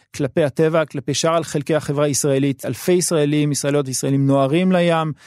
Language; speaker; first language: Hebrew; early bilingual, other home language; French